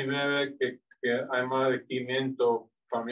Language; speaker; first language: Spanish; non-native, learner; English